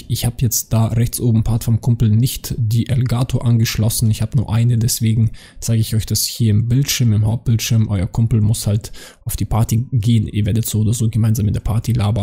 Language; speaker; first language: German; native; German